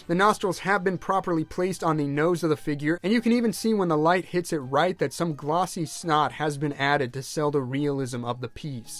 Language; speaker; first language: English; native; English